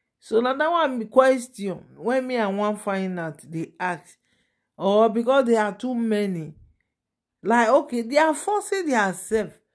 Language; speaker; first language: Nigerian Pidgin; native; Nigerian Pidgin